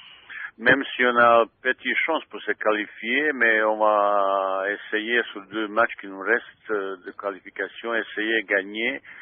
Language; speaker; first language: French; non-native, fluent; Bosnian